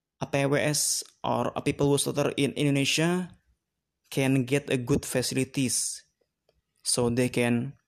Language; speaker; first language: English; non-native, learner; Indonesian